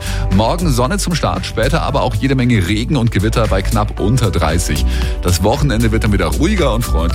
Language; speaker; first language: German; native; German